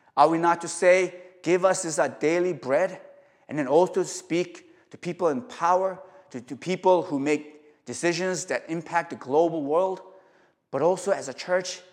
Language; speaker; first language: English; early bilingual, other home language; Korean